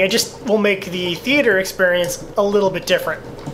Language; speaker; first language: English; native; English